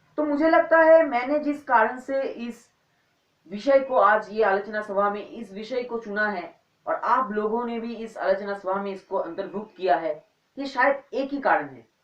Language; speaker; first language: Hindi; non-native, local second language; Bangla